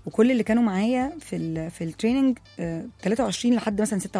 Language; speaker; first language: Arabic; native; Arabic